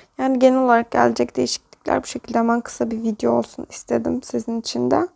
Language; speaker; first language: Turkish; native; Turkish